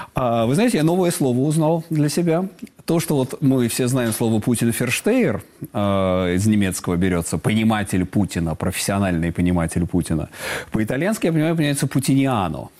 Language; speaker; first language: Russian; native; Russian